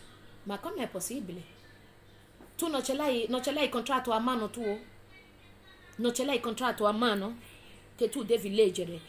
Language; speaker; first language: Italian; non-native, fluent; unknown